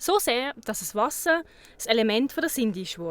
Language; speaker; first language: German; native; German